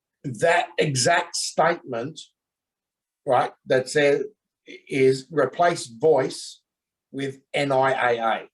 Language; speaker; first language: English; native; English